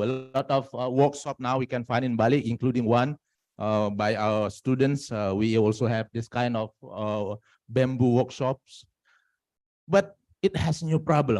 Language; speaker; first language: English; non-native, fluent; Indonesian